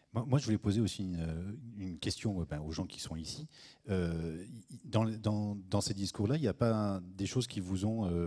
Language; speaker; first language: French; native; French